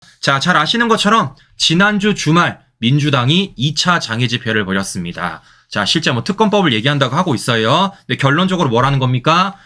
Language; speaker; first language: Korean; native; Korean